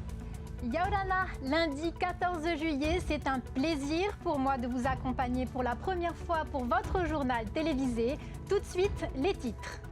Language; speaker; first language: French; native; French